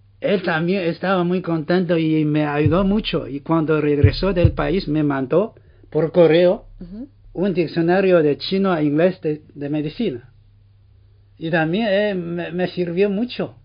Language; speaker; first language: Spanish; non-native, fluent; Chinese